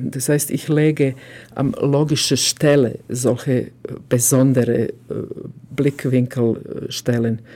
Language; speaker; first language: German; non-native, fluent; Croatian